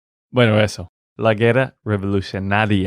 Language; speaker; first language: Spanish; non-native, fluent; English